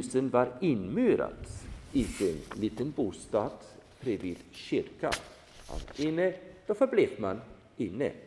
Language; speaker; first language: Swedish; non-native, fluent; German